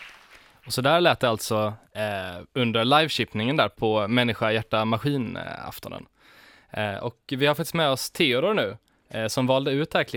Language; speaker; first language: Swedish; native; Swedish